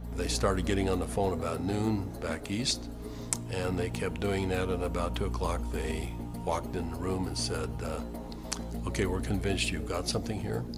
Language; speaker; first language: English; native; English